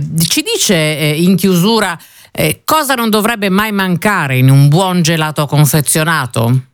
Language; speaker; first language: Italian; native; Italian